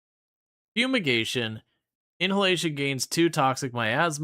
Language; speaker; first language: English; native; English